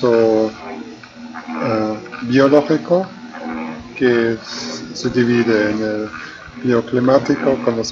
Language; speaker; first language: Spanish; non-native, fluent; German